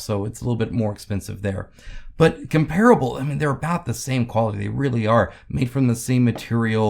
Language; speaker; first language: English; native; English